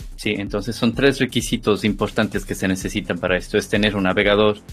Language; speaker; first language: Spanish; native; Spanish